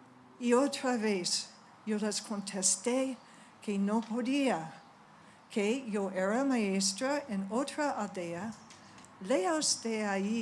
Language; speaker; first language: Spanish; non-native, fluent; English